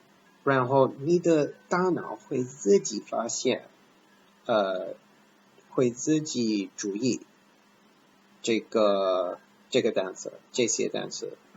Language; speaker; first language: Chinese; non-native, fluent; English